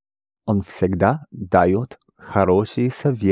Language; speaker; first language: Russian; non-native, learner; English